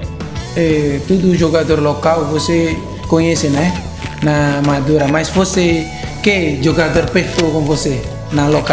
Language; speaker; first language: Portuguese; non-native, learner; Indonesian